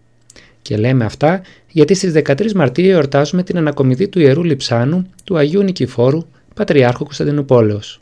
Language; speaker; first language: Greek; native; Greek